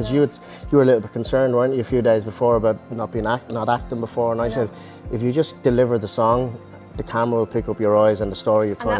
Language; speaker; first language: English; native; English